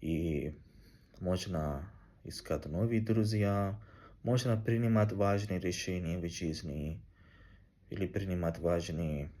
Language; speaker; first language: Russian; non-native, learner; Tamil